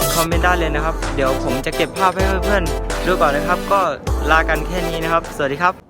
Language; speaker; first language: Thai; non-native, local second language; Malay